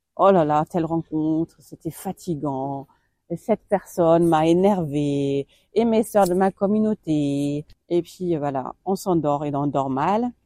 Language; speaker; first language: French; non-native, fluent; German